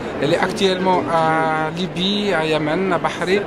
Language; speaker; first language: French; non-native, local second language; Arabic